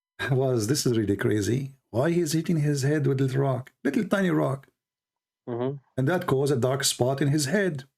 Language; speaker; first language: English; non-native, fluent; Arabic